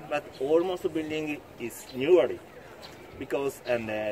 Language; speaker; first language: English; non-native, learner; Japanese